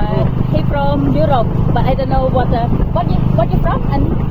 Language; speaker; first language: English; non-native, learner; Khmer